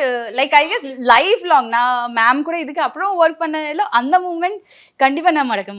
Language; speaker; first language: Tamil; non-native, local second language; Bangla